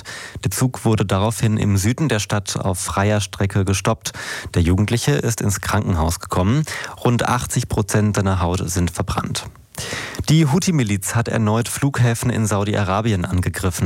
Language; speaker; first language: German; native; German